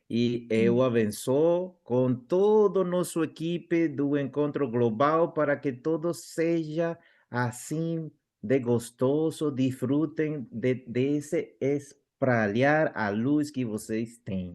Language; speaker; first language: Portuguese; non-native, fluent; Spanish